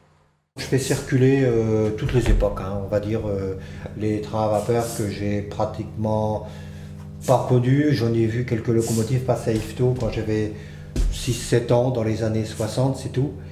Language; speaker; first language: French; native; French